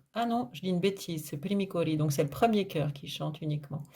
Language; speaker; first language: French; native; French